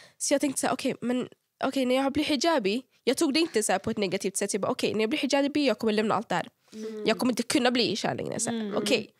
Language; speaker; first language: Swedish; early bilingual, other home language; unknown